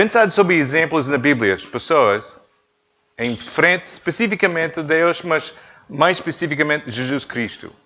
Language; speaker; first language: Portuguese; non-native, learner; English